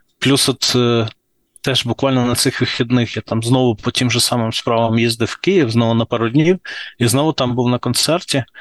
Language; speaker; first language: Ukrainian; non-native, local second language; Russian